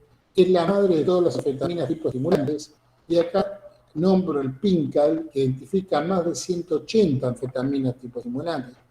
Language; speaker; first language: Spanish; native; Spanish